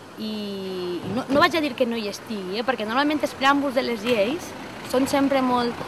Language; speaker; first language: Catalan; non-native, local second language; Spanish